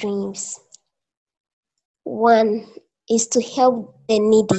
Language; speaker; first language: English; non-native, local second language; Akan